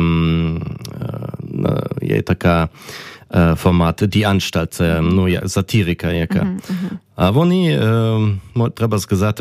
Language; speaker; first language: Ukrainian; non-native, fluent; German